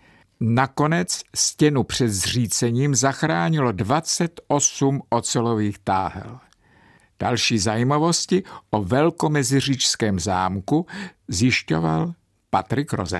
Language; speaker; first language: Czech; native; Czech